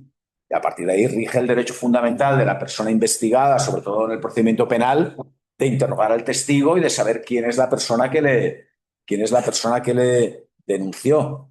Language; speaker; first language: Spanish; native; Spanish